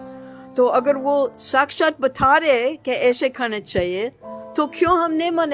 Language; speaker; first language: Hindi; non-native, fluent; English